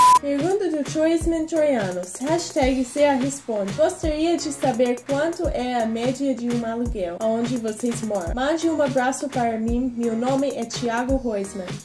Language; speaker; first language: Portuguese; non-native, fluent; English